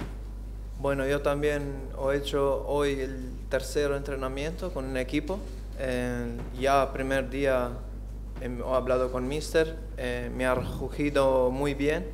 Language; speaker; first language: Spanish; non-native, learner; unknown